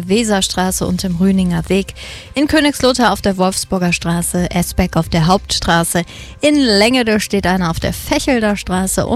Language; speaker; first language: German; native; German